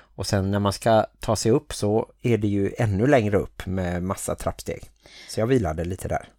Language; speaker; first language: Swedish; native; Swedish